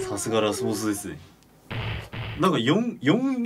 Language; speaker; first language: Japanese; native; Japanese